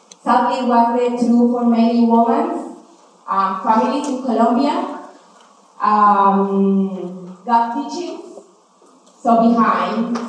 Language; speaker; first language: English; non-native, learner; Spanish